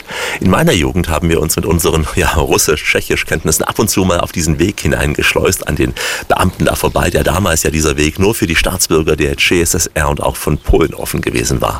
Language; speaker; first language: German; native; German